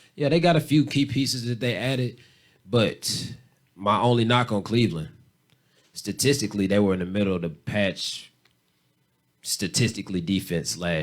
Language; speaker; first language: English; native; English